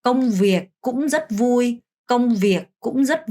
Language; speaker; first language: Vietnamese; non-native, fluent; Korean